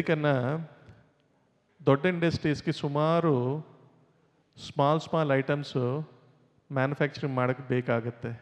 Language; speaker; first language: Kannada; non-native, local second language; Telugu